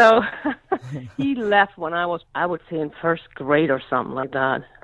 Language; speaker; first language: English; non-native, fluent; German